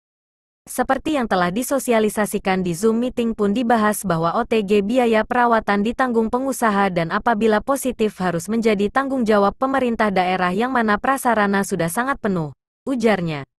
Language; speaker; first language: Indonesian; native; Indonesian